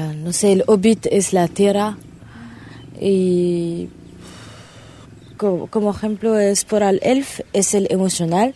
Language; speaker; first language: Spanish; non-native, learner; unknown